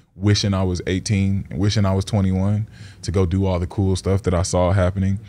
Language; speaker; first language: English; native; English